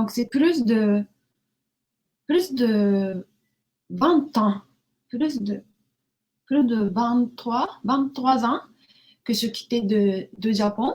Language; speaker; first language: French; non-native, learner; Japanese